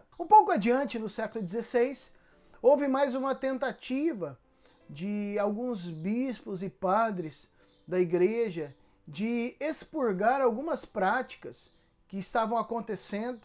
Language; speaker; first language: Portuguese; native; Portuguese